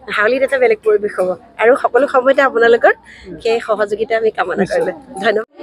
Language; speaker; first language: Assamese; native; Assamese